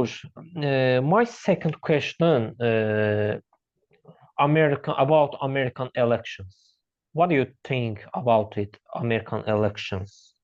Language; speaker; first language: English; non-native, learner; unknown